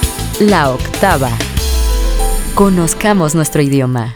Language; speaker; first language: Spanish; native; Spanish